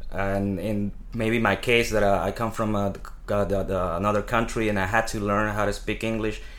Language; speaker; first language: English; non-native, fluent; Spanish